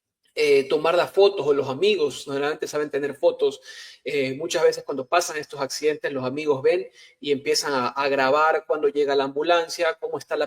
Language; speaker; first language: Spanish; native; Spanish